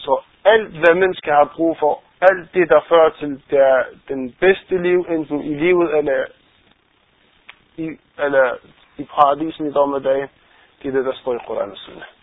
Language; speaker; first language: Danish; non-native, fluent; Arabic